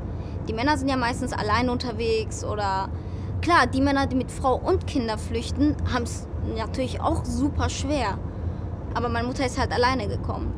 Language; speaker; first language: German; early bilingual, other home language; Persian